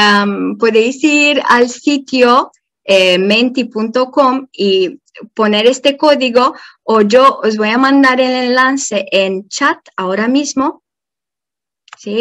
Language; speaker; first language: Spanish; non-native, fluent; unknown